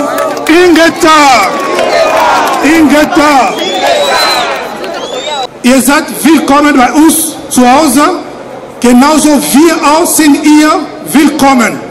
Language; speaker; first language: German; non-native, fluent; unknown